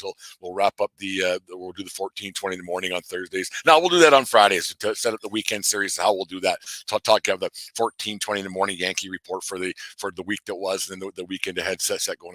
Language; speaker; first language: English; native; English